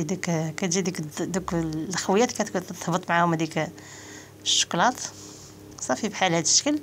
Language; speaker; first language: Arabic; native; Arabic